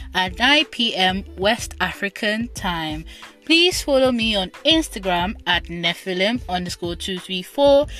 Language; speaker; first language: English; non-native, local second language; Igbo